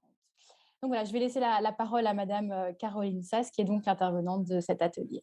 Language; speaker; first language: French; native; French